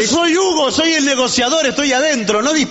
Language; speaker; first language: Spanish; native; Spanish